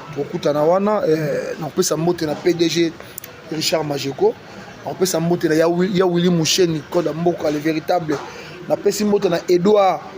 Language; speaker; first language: Lingala; native; Lingala